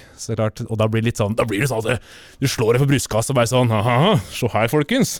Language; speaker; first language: Norwegian; native; Norwegian